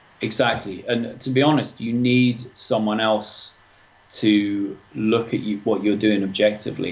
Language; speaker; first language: English; native; English